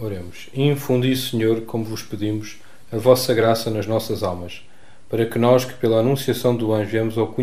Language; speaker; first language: Portuguese; native; Portuguese